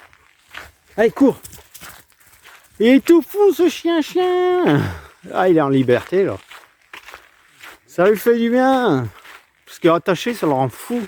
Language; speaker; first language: French; native; French